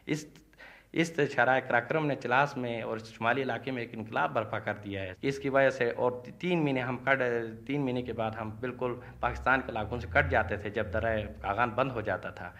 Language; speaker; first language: Urdu; non-native, local second language; Shina